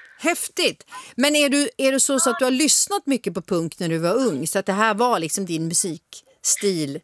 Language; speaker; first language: Swedish; native; Swedish